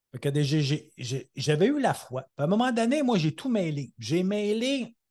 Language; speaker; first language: French; native; French